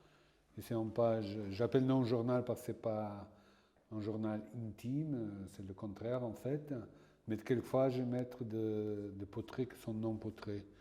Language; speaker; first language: French; non-native, fluent; Portuguese